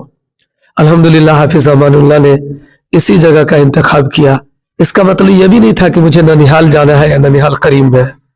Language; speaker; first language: Urdu; native; Urdu